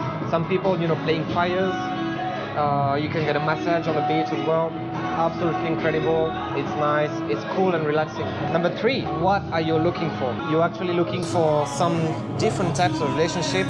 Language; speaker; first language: English; non-native, fluent; French